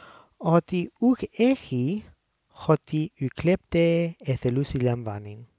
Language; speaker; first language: Greek; non-native, learner; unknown